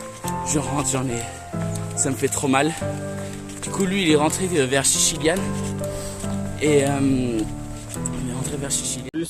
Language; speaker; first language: French; native; French